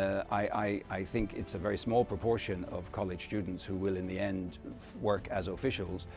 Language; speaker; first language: English; native; English